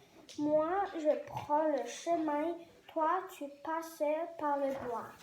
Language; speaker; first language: French; non-native, learner; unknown